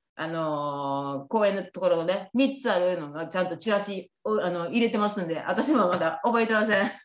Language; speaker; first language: Japanese; native; Japanese